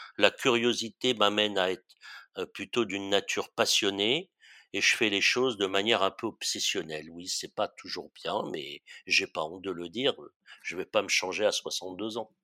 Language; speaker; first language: French; early bilingual, other home language; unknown